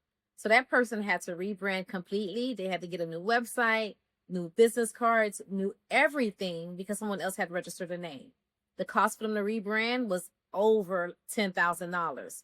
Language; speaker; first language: English; native; English